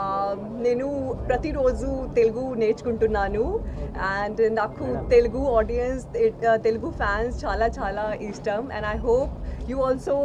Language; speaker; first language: Telugu; non-native, learner; Hindi